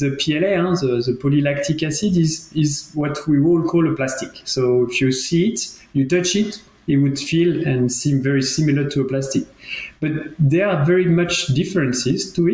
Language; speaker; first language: English; non-native, fluent; French